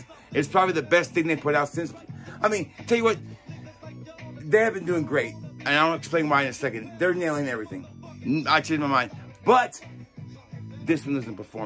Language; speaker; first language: English; native; English